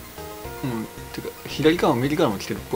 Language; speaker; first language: Japanese; native; Japanese